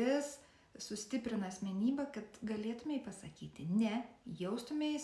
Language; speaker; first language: Lithuanian; native; Lithuanian